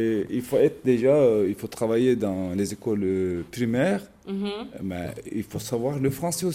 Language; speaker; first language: French; non-native, fluent; Turkish